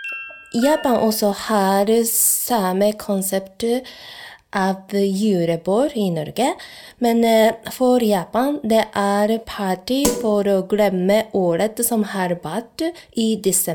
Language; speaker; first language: Norwegian; non-native, learner; Japanese